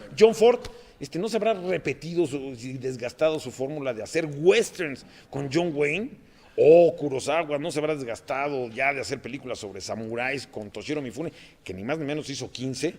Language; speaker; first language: Spanish; native; Spanish